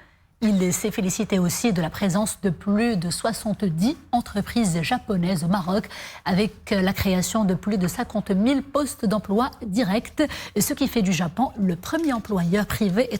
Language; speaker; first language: French; non-native, local second language; Arabic